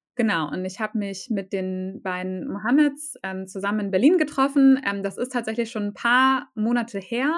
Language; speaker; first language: German; native; German